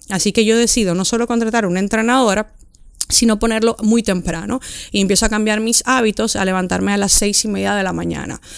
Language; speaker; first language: Spanish; native; Spanish